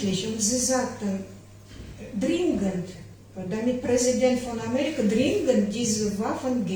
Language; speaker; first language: German; non-native, learner; Ukrainian